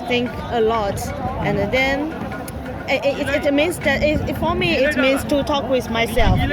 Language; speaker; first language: English; non-native, learner; Chinese